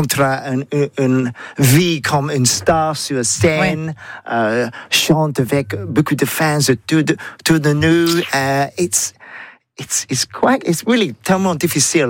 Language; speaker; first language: French; non-native, learner; English